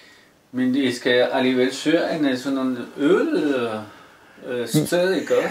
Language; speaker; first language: Danish; non-native, fluent; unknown